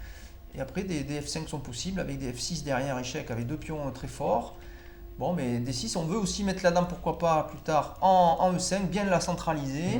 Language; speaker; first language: French; native; French